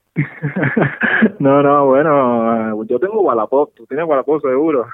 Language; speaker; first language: Spanish; native; Spanish